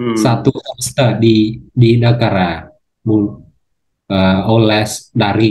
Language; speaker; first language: Indonesian; non-native, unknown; Khmer